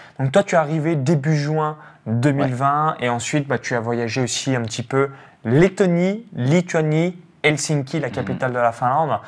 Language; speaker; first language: French; native; French